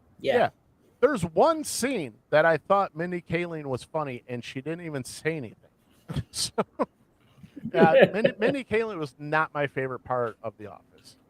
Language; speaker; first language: English; native; English